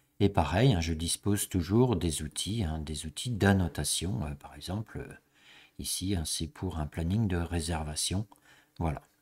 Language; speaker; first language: French; native; French